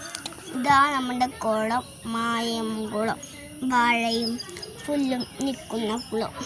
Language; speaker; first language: Malayalam; native; Malayalam